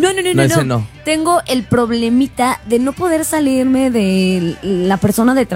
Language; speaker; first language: Spanish; native; Spanish